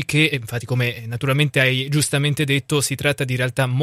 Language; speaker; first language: Italian; native; Italian